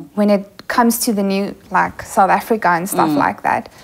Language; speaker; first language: English; non-native, local second language; Afrikaans